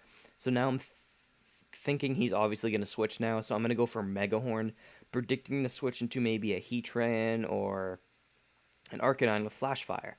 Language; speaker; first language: English; native; English